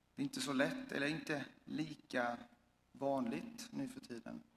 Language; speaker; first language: Swedish; non-native, fluent; Swiss German